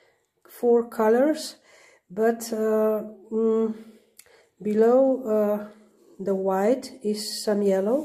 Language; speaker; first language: English; non-native, learner; Slovenian